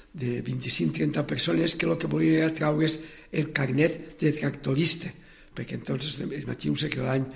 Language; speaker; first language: Catalan; native; Catalan